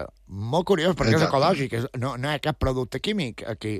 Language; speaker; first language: Catalan; native; Catalan